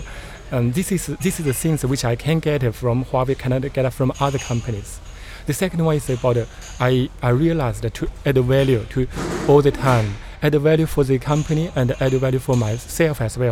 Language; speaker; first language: English; non-native, learner; Chinese